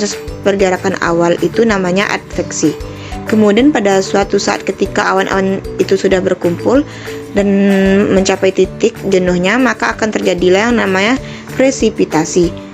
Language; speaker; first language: Indonesian; native; Indonesian